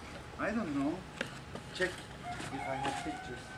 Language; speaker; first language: English; non-native, learner; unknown